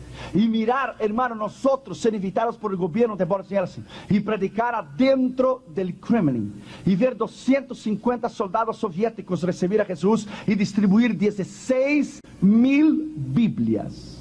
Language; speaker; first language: Spanish; non-native, fluent; Portuguese